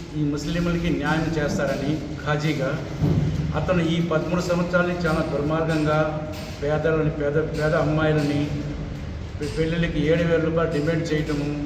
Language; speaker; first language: Telugu; non-native, local second language; Urdu